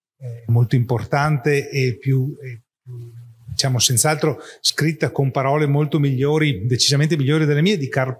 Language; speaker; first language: Italian; native; Italian